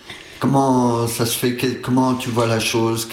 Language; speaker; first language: French; native; French